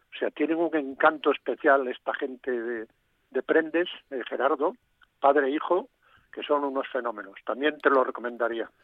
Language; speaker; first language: Spanish; non-native, local second language; Galician